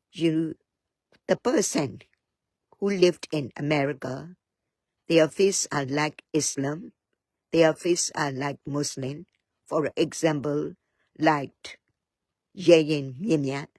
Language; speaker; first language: English; non-native, learner; Burmese